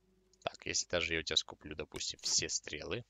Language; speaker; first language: Russian; native; Russian